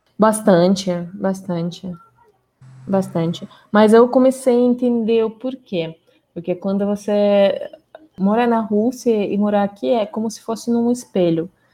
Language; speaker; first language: Portuguese; non-native, fluent; Russian